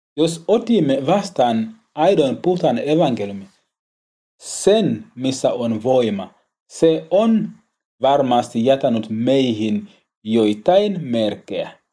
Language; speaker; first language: Finnish; non-native, learner; Swahili